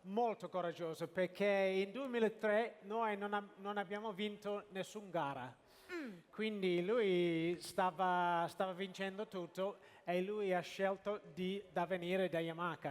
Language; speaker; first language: Italian; non-native, fluent; English